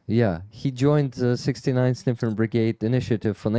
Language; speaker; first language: English; non-native, fluent; Ukrainian